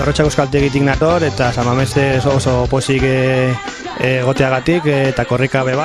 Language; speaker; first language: Basque; non-native, learner; Spanish